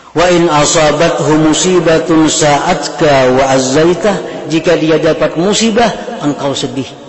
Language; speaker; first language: Indonesian; native; Indonesian